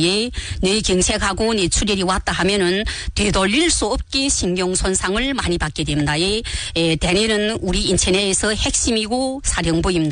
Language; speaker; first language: Korean; native; Korean